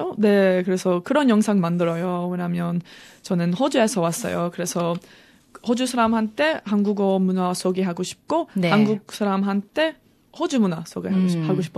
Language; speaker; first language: Korean; non-native, learner; English